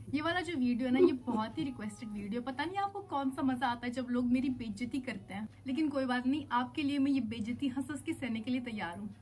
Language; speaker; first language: Hindi; early bilingual, heritage; Hindi